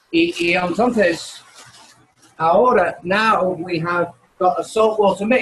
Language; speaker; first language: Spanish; non-native, learner; English